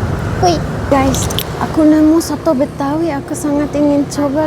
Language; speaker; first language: Indonesian; non-native, fluent; Arabic